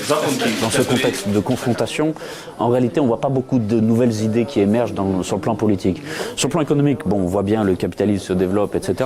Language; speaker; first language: French; non-native, fluent; Russian